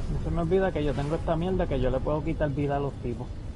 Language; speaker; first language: Spanish; native; Spanish